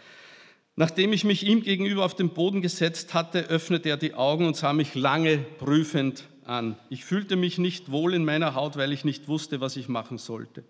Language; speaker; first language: German; native; German